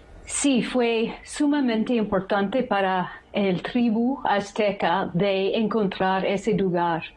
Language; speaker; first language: Spanish; non-native, fluent; English